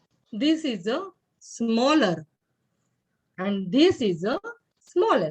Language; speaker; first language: English; non-native, learner; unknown